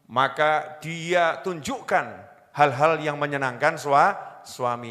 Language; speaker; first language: Indonesian; native; Indonesian